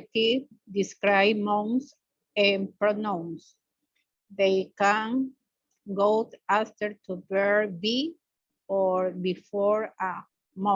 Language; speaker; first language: English; non-native, learner; Spanish